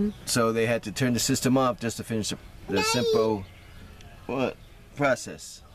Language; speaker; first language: English; native; English